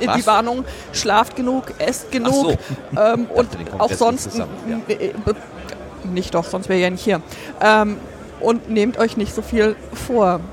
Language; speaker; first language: German; native; German